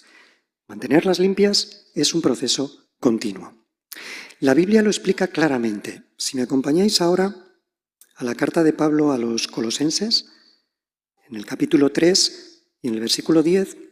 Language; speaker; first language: Spanish; native; Spanish